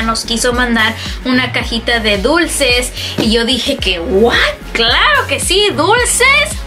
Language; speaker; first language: Spanish; native; Spanish